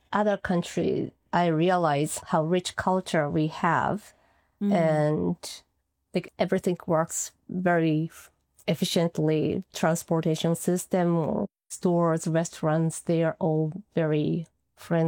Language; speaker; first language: English; non-native, fluent; Japanese